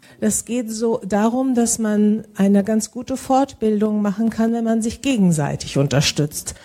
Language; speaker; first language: German; native; German